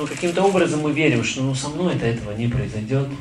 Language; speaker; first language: Russian; native; Russian